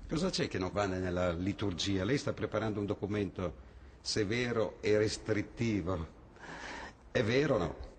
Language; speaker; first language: Italian; native; Italian